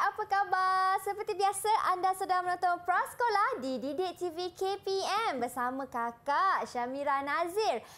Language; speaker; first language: Malay; native; Malay